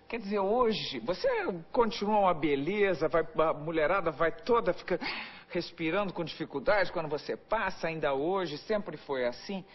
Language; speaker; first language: Portuguese; native; Portuguese